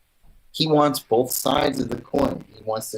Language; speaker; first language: English; native; English